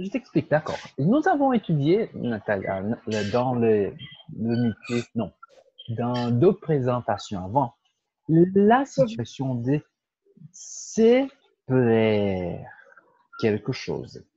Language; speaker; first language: French; non-native, fluent; Portuguese